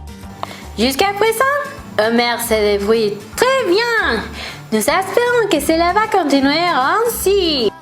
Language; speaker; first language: French; non-native, learner; Spanish